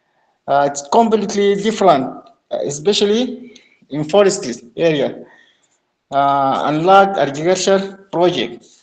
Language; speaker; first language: English; non-native, learner; Arabic